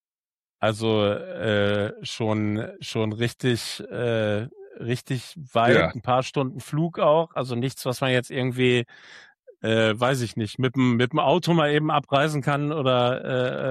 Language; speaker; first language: German; native; German